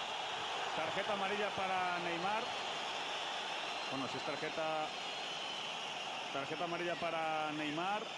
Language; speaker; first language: Spanish; native; Spanish